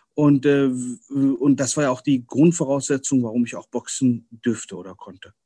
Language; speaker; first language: German; early bilingual, other home language; Arabic